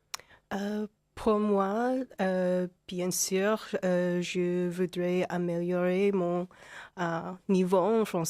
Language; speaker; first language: French; non-native, learner; English